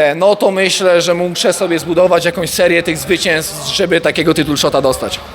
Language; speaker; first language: Polish; native; Polish